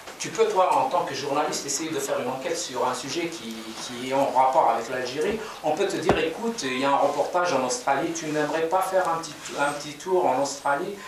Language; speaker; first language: French; non-native, local second language; Kabyle